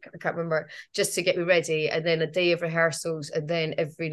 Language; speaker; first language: English; native; English